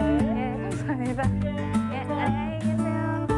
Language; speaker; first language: Korean; non-native, learner; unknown